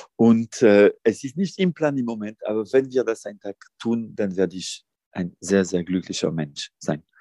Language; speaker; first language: German; non-native, fluent; French